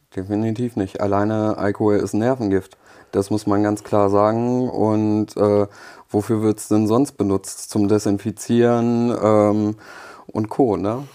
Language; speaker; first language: German; early bilingual, other home language; Polish